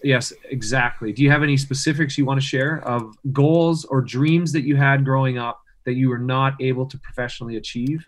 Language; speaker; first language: English; native; English